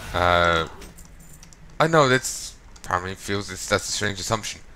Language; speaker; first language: English; native; English